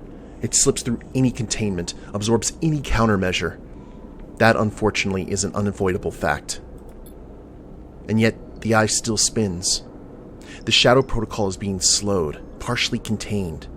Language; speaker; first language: English; native; English